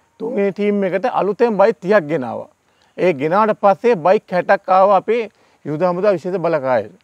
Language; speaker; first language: Sinhala; native; Sinhala